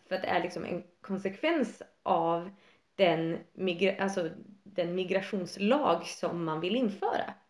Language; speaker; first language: Swedish; native; Swedish